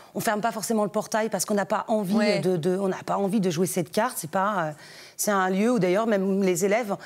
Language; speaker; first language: French; native; French